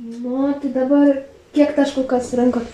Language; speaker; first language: Lithuanian; early bilingual, heritage; Lithuanian